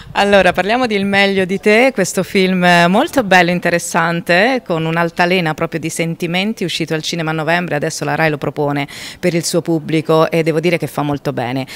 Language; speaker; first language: Italian; native; Italian